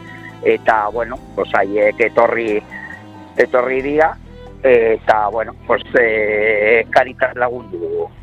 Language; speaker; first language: Basque; non-native, local second language; Spanish